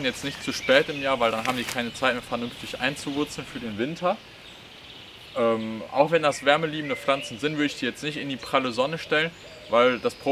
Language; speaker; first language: German; native; German